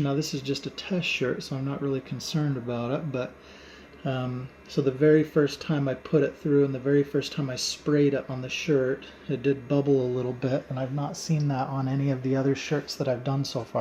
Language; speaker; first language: English; native; English